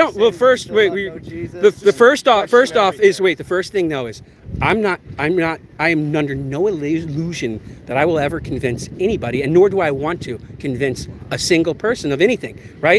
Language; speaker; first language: English; native; English